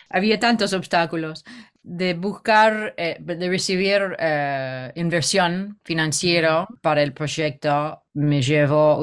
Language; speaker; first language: Spanish; non-native, fluent; English